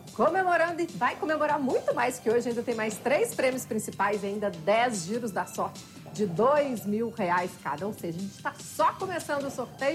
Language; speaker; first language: Portuguese; native; Portuguese